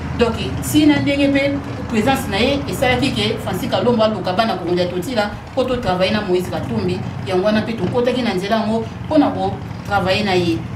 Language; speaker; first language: Lingala; non-native, local second language; Kongo